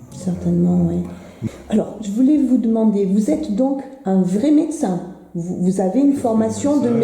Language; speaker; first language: French; native; French